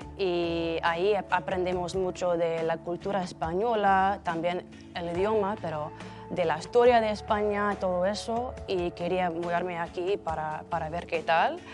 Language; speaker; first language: Spanish; non-native, fluent; English